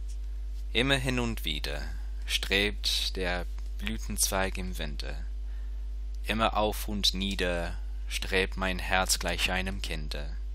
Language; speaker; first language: German; non-native, fluent; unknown